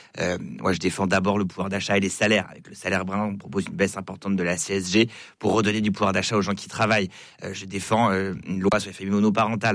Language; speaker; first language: French; native; French